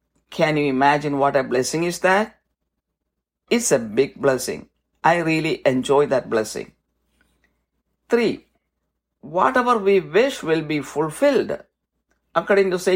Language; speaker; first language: English; non-native, local second language; Malayalam